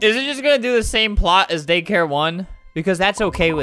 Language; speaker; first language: English; native; English